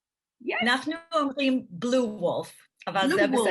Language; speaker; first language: Hebrew; non-native, fluent; English